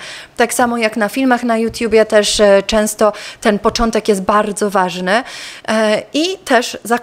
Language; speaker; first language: Polish; native; Polish